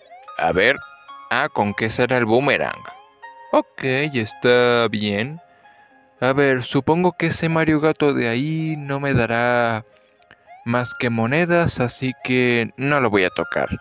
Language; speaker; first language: Spanish; native; Spanish